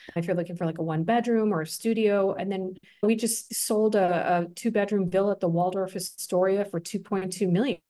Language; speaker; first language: English; native; English